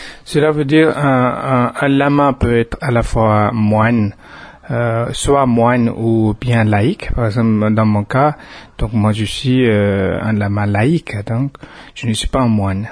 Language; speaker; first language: French; non-native, fluent; Tibetan